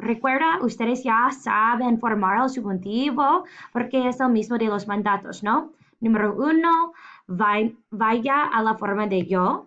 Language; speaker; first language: Spanish; non-native, fluent; English